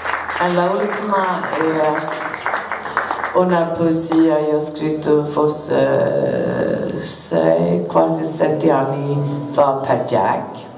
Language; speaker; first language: Italian; non-native, learner; Swedish